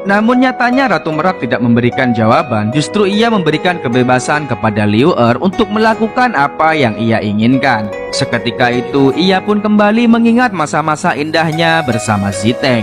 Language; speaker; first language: Indonesian; native; Indonesian